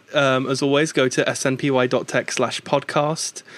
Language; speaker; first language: English; native; English